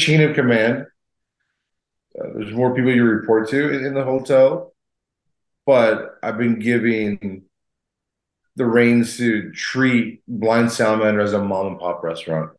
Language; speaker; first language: English; native; English